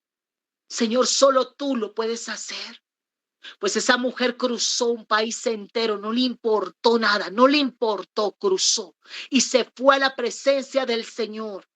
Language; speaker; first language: Spanish; native; Spanish